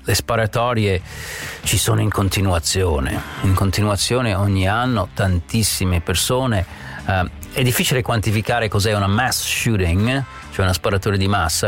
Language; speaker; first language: Italian; non-native, fluent; English